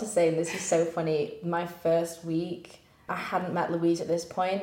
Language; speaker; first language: English; native; English